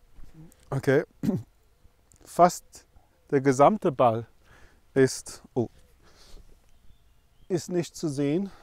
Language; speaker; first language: German; non-native, fluent; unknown